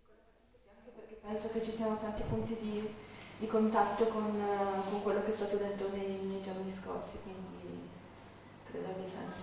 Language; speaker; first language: Italian; native; Italian